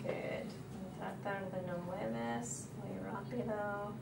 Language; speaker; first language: Spanish; non-native, learner; English